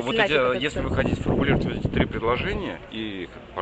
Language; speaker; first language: Russian; native; Russian